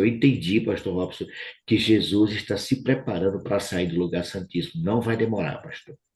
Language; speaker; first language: Portuguese; native; Portuguese